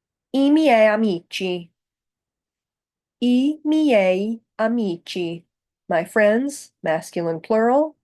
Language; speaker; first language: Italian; non-native, fluent; English